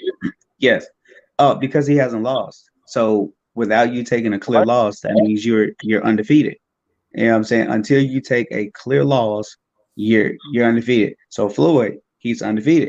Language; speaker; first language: English; native; English